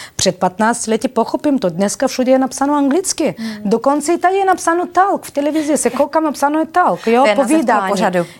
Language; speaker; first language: Czech; non-native, fluent; Bulgarian